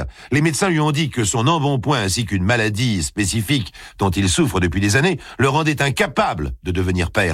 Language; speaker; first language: French; native; French